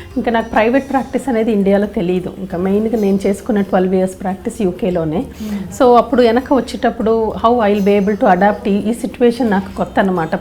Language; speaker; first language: Telugu; native; Telugu